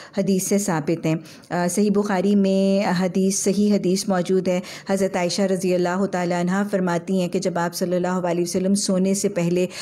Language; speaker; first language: Urdu; native; Urdu